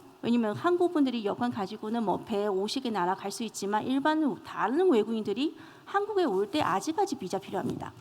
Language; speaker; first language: Korean; non-native, fluent; Chinese